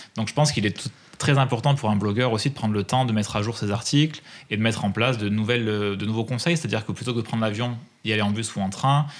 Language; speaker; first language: French; native; French